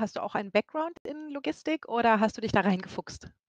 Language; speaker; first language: German; native; German